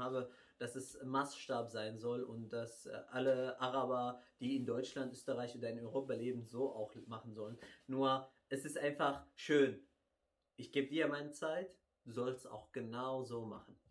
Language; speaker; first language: German; non-native, fluent; Arabic